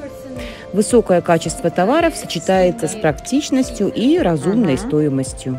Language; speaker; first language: Russian; native; Russian